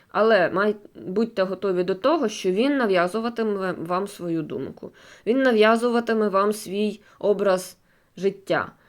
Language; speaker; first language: Ukrainian; non-native, local second language; Russian